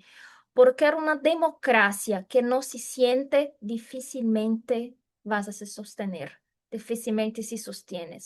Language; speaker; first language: Spanish; non-native, fluent; Portuguese